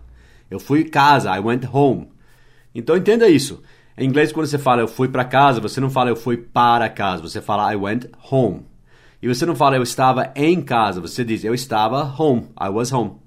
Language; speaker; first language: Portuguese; non-native, fluent; English